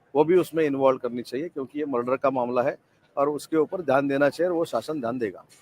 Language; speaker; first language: Hindi; non-native, local second language; Marathi